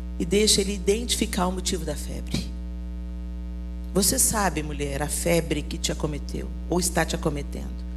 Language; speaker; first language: Portuguese; native; Portuguese